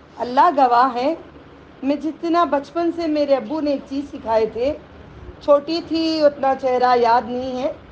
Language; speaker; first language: Urdu; native; Urdu